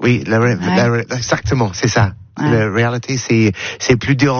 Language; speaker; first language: French; non-native, learner; English